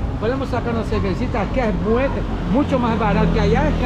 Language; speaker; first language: Spanish; non-native, fluent; Portuguese